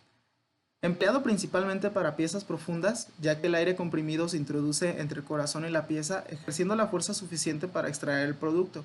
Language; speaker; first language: Spanish; native; Spanish